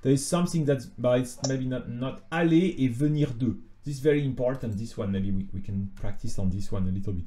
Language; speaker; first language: English; non-native, fluent; French